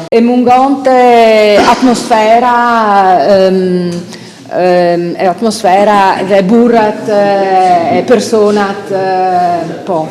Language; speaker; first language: Albanian; non-native, fluent; Italian